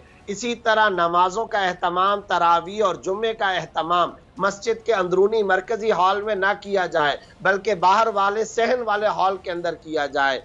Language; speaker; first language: Urdu; native; Urdu